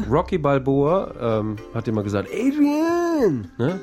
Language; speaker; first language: German; native; German